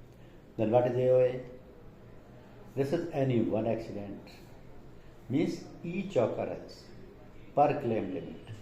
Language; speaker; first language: English; non-native, local second language; Hindi